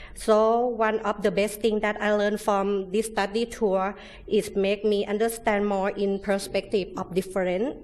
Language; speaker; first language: English; non-native, learner; Thai